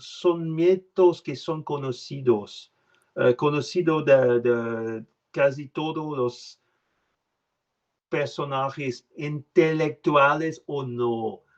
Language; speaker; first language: Spanish; non-native, learner; French